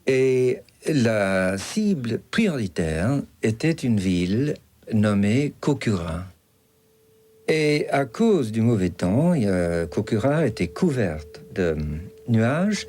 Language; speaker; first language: French; non-native, fluent; English